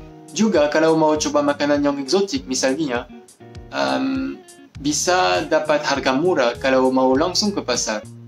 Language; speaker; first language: Indonesian; non-native, learner; French